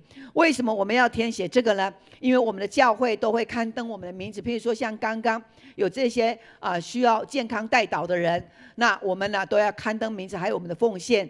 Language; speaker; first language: Chinese; native; Chinese